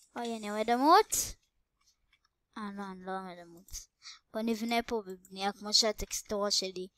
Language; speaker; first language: Hebrew; native; Hebrew